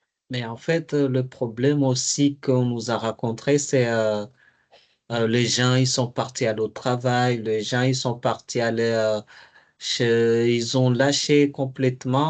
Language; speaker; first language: French; non-native, learner; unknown